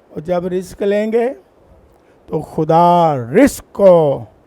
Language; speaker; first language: Urdu; non-native, local second language; Punjabi